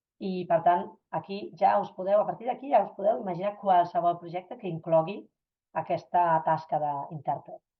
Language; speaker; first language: Catalan; non-native, fluent; German